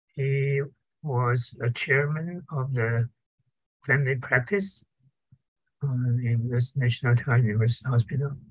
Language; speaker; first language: English; non-native, fluent; Chinese